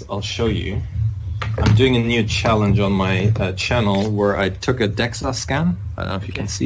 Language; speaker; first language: English; non-native, fluent; German